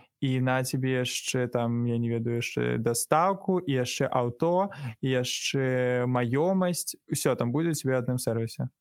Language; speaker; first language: Belarusian; non-native, local second language; Russian